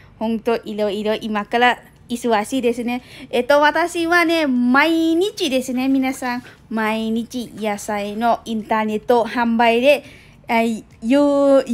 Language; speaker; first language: Japanese; non-native, learner; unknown